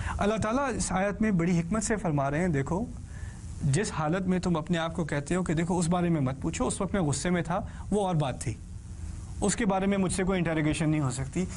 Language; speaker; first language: Urdu; early bilingual, heritage; Urdu